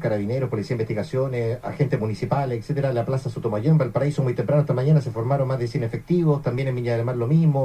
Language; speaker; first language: Spanish; native; Spanish